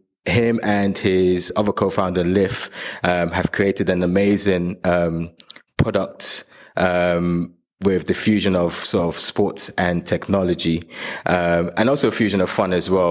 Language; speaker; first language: English; non-native, local second language; Yoruba